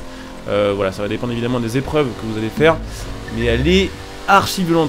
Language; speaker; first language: French; native; French